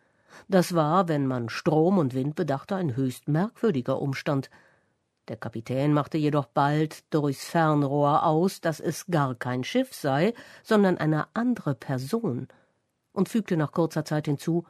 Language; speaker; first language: German; native; German